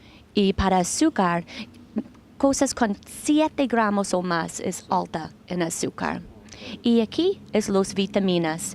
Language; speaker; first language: Spanish; non-native, learner; English